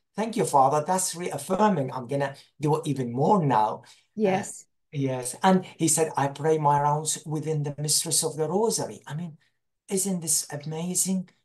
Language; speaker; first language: English; non-native, fluent; Arabic